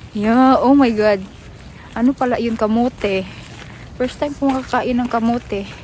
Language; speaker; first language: Filipino; non-native, local second language; Cebuano